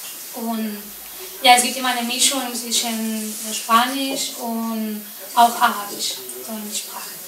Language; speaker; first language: German; non-native, learner; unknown